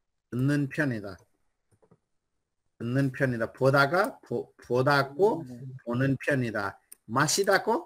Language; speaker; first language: Korean; non-native, learner; Nepali